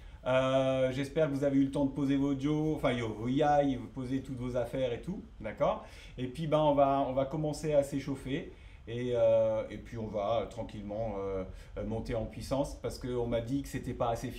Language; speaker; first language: French; native; French